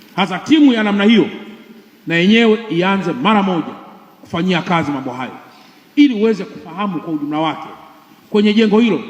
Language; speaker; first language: Swahili; native; Swahili